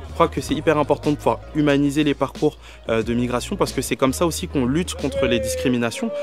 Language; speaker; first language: French; native; French